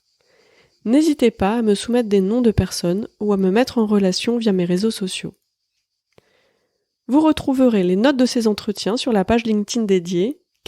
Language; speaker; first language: French; native; French